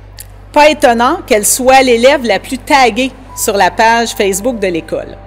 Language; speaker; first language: French; native; French